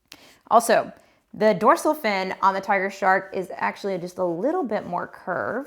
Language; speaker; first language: English; native; English